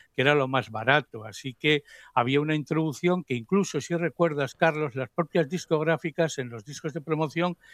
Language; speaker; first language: Spanish; native; Spanish